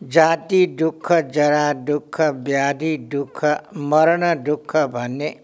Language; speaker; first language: Nepali; non-native, local second language; Newari